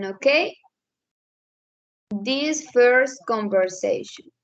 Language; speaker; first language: English; non-native, learner; Spanish